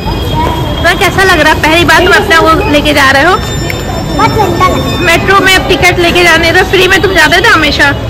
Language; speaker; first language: Hindi; native; Hindi